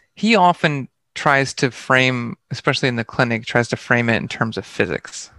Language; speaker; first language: English; native; English